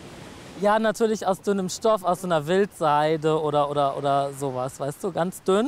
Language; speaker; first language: German; native; German